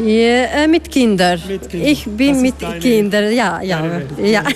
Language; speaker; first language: German; non-native, learner; Albanian